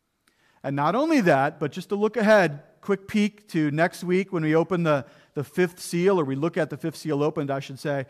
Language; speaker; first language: English; native; English